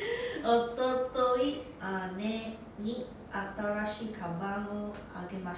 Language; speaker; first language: Japanese; non-native, learner; English